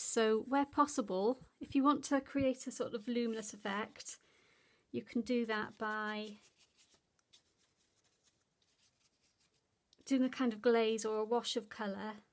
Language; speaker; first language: English; native; English